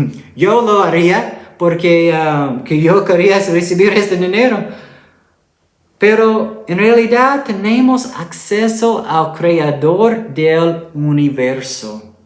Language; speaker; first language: Spanish; non-native, fluent; English